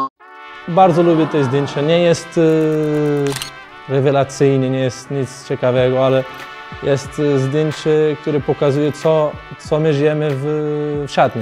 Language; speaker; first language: Polish; non-native, learner; Portuguese